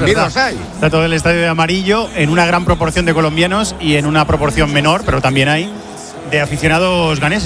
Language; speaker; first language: Spanish; native; Spanish